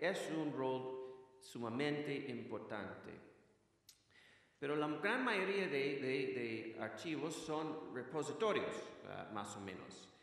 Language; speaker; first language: Spanish; non-native, fluent; English